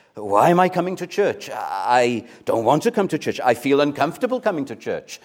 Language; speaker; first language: English; non-native, local second language; Welsh